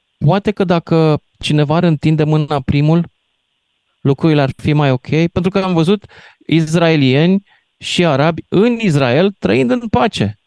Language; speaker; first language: Romanian; native; Romanian